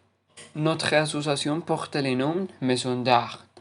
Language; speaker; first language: French; non-native, learner; Spanish